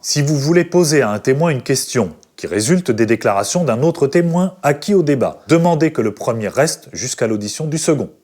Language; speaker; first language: French; native; French